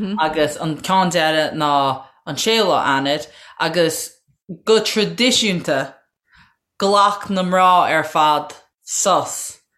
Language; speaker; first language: Irish; native; Irish